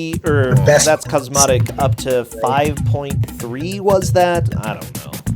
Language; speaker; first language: English; native; English